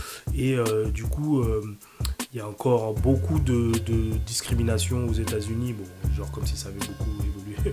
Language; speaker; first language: French; native; French